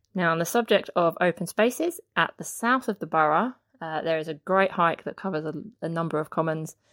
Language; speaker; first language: English; native; English